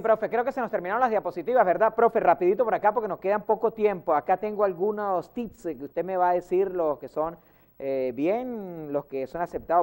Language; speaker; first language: Spanish; native; Spanish